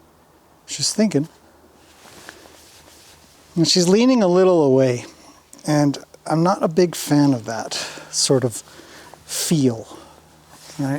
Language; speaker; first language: English; native; English